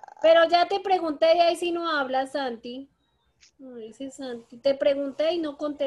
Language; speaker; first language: Spanish; native; Spanish